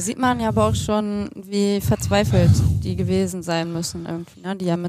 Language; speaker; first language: German; native; German